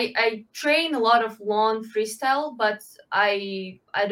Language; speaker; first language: English; non-native, fluent; Ukrainian